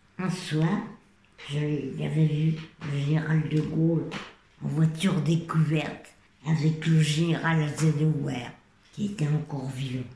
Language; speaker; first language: French; native; French